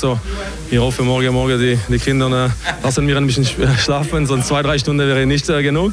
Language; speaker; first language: German; non-native, local second language; French